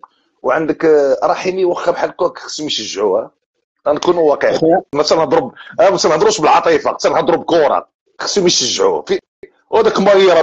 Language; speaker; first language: Arabic; native; Arabic